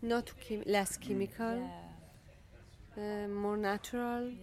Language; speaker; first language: English; non-native, learner; Italian